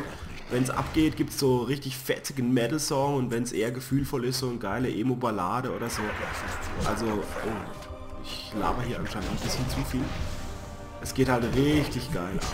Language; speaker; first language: German; native; German